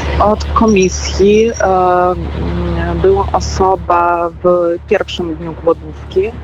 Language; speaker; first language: Polish; non-native, fluent; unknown